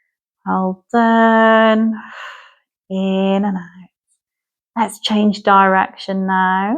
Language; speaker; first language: English; native; English